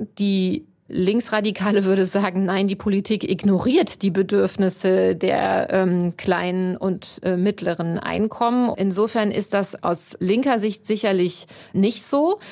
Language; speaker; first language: German; native; German